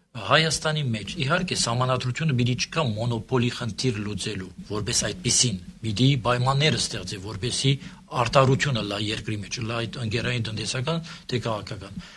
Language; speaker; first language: Armenian; early bilingual, heritage; Armenian